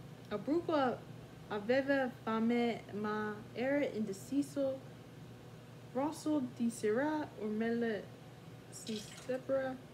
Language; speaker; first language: Italian; non-native, learner; English